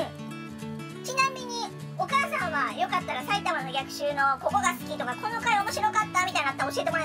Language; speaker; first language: Japanese; native; Japanese